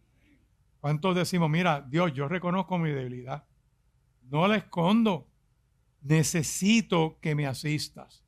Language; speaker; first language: Spanish; native; Spanish